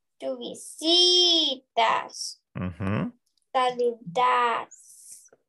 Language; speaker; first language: Spanish; non-native, learner; English